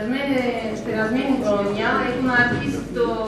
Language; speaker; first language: Greek; non-native, learner; Turkish